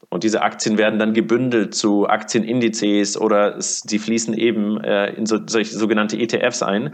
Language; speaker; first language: German; early bilingual, other home language; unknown